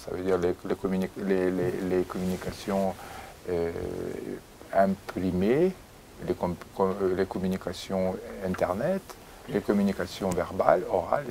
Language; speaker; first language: French; non-native, fluent; Lithuanian